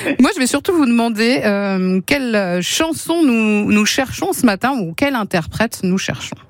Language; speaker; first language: French; native; French